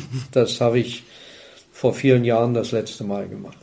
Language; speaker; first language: German; native; German